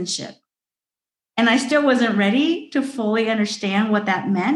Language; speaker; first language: English; early bilingual, other home language; Chinese